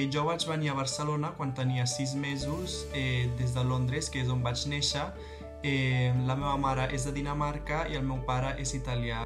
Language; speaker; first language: Catalan; early bilingual, other home language; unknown